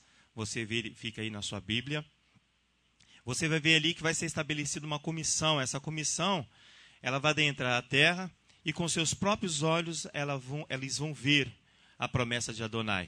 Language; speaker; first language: Portuguese; native; Portuguese